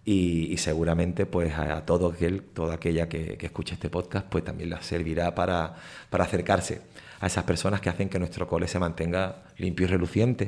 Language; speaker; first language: Spanish; native; Spanish